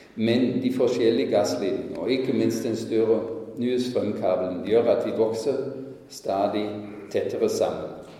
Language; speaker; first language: Norwegian; non-native, fluent; German